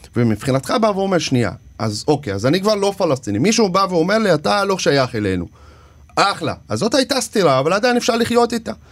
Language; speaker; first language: Hebrew; non-native, local second language; Arabic